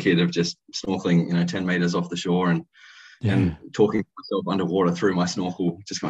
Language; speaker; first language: English; native; English